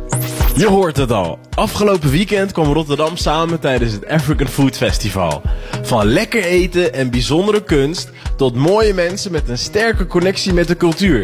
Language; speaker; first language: Dutch; native; Dutch